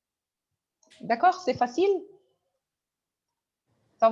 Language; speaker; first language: French; non-native, fluent; Arabic